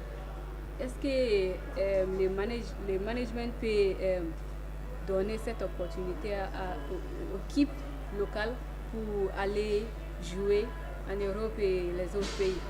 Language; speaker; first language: French; non-native, learner; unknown